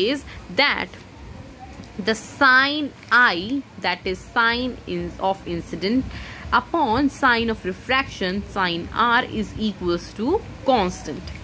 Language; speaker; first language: English; non-native, local second language; Hindi